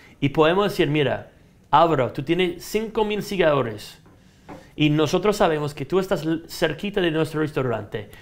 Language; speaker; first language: Spanish; non-native, fluent; English